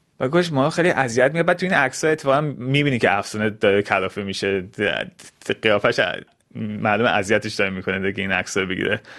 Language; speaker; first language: Persian; early bilingual, heritage; Persian